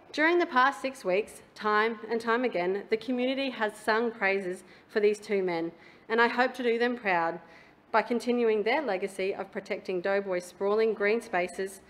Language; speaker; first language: English; native; English